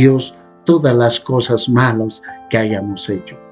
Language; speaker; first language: Spanish; native; Spanish